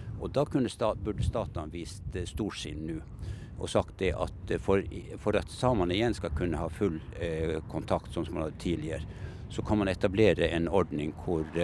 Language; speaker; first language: Norwegian; native; Norwegian